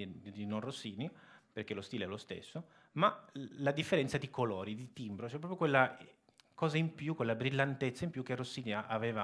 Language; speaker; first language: Italian; native; Italian